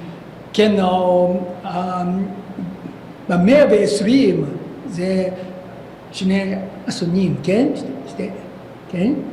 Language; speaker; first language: Hebrew; non-native, learner; Japanese